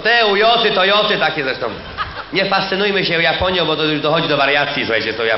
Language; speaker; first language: Polish; native; Polish